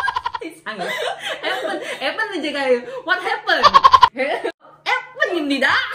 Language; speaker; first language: Korean; non-native, learner; Indonesian